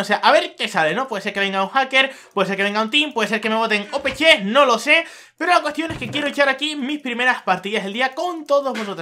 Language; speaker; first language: Spanish; native; Spanish